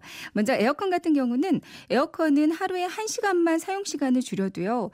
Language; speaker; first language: Korean; native; Korean